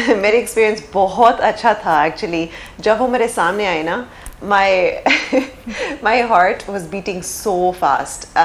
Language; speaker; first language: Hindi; early bilingual, heritage; English